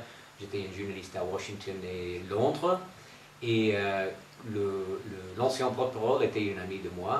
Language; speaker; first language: French; non-native, fluent; English